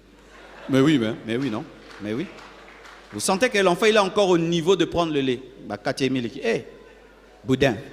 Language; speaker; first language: French; non-native, local second language; Lingala